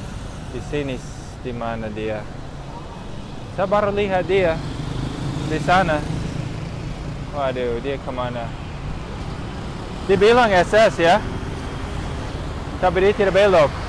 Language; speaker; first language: Indonesian; non-native, fluent; English